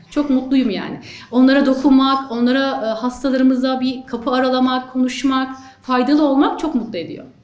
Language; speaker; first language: Turkish; native; Turkish